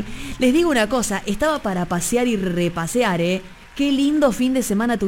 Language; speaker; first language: Spanish; native; Spanish